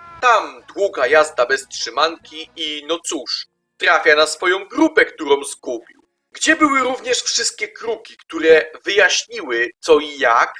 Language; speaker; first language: Polish; native; Polish